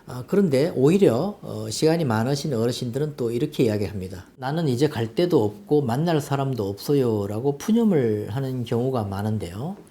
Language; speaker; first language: Korean; native; Korean